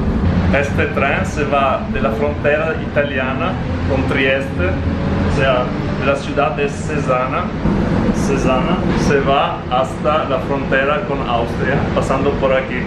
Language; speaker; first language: Spanish; non-native, fluent; Italian